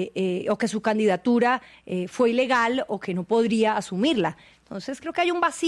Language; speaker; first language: Spanish; native; Spanish